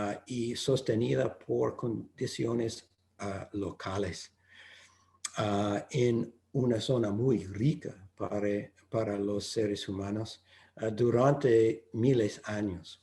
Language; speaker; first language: Spanish; non-native, fluent; English